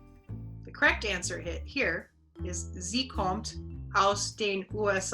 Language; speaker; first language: German; non-native, learner; English